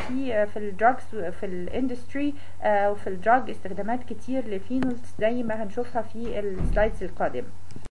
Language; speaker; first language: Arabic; native; Arabic